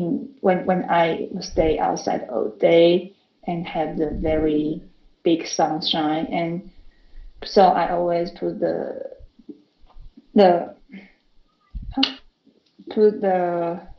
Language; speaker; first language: English; non-native, learner; Chinese